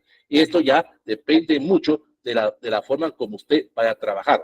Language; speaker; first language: Spanish; native; Spanish